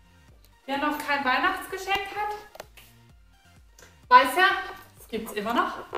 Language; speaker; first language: German; native; German